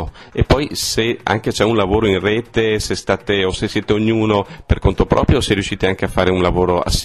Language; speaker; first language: Italian; native; Italian